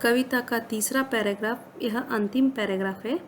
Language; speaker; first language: Hindi; non-native, local second language; Kannada